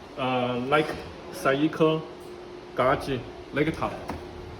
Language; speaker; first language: English; non-native, learner; Chinese